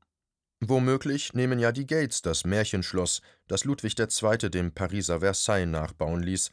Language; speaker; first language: German; native; German